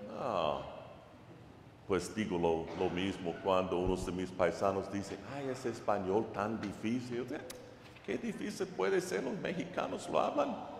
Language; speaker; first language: Spanish; non-native, fluent; English